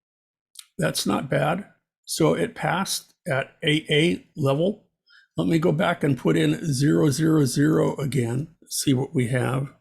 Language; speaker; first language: English; native; English